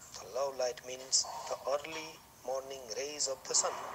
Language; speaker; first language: English; non-native, local second language; Gujarati